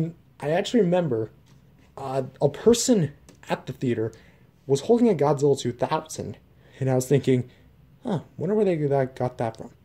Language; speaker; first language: English; native; English